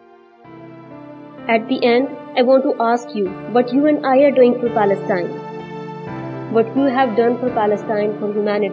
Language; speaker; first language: English; non-native, local second language; Urdu